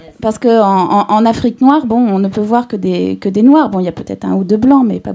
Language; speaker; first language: French; native; French